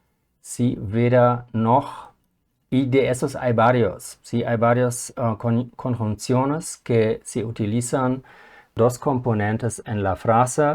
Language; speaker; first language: Spanish; non-native, fluent; German